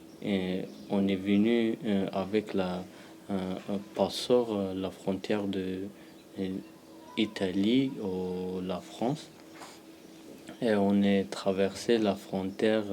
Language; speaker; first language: French; non-native, learner; Pashto